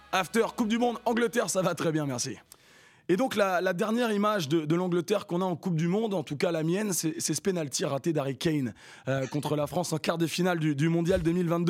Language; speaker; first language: French; native; French